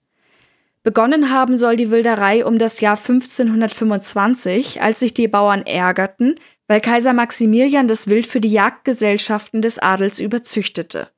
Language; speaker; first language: German; native; German